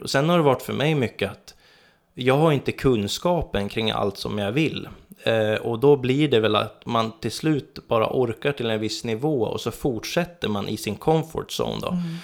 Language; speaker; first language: Swedish; native; Swedish